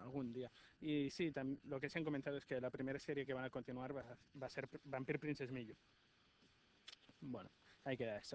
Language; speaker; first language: Spanish; native; Spanish